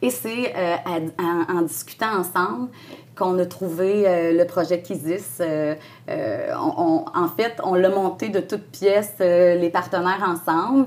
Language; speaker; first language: French; native; French